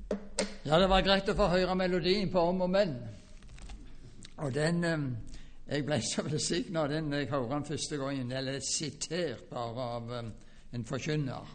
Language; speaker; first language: Norwegian; native; Norwegian